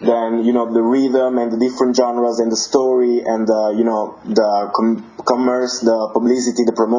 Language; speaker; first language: English; non-native, fluent; Italian